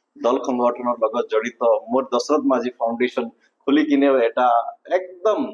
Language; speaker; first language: Assamese; non-native, local second language; Nepali